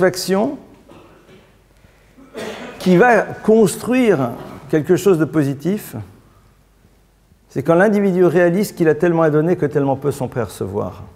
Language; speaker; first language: French; native; French